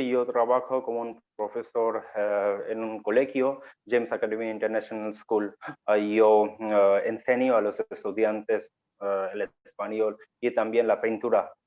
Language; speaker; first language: Spanish; non-native, learner; Bangla